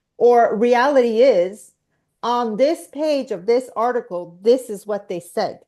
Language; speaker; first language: English; native; English